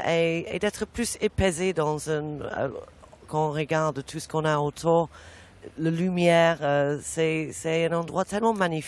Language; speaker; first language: French; non-native, fluent; English